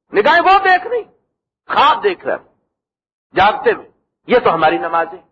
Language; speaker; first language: Urdu; native; Urdu